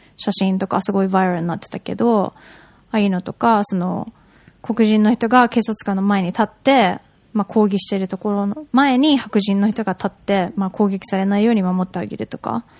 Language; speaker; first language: Japanese; native; Japanese